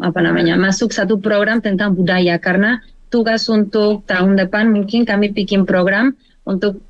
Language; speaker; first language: Indonesian; non-native, learner; Spanish